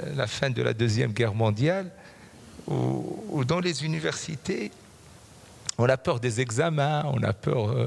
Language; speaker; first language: French; non-native, local second language; Arabic